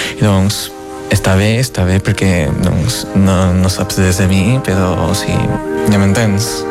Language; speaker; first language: Catalan; early bilingual, other home language; Chinese